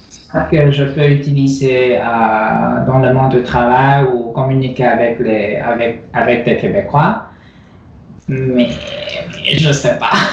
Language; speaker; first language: French; non-native, learner; Chinese